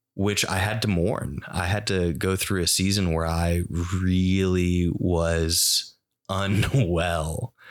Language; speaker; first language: English; early bilingual, other home language; Spanish